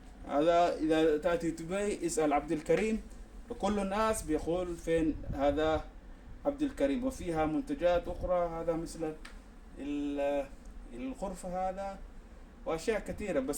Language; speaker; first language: Arabic; non-native, local second language; Somali